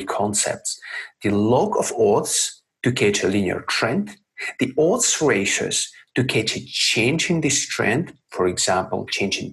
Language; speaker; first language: English; non-native, fluent; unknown